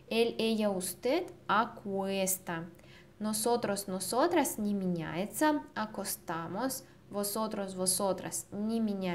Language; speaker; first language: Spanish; non-native, fluent; Russian